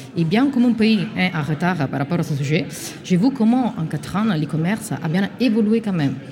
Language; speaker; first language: French; non-native, fluent; Italian